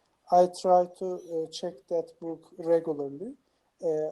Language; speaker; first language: English; non-native, learner; Turkish